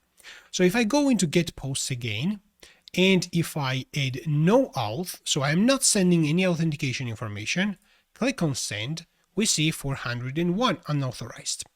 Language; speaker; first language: English; non-native, fluent; Georgian